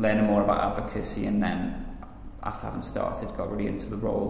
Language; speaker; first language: English; native; English